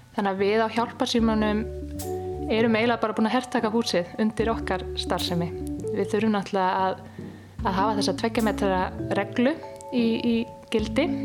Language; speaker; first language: Icelandic; native; Icelandic